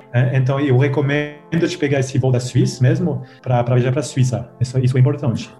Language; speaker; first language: Portuguese; non-native, fluent; French